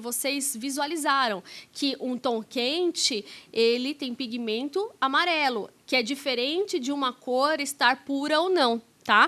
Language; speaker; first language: Portuguese; native; Portuguese